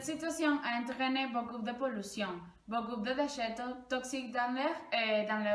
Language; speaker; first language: French; non-native, learner; Spanish